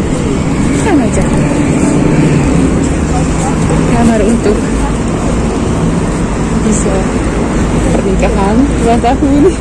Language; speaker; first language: Indonesian; non-native, learner; Russian